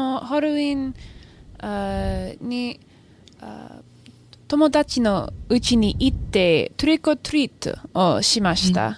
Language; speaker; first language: Japanese; non-native, learner; English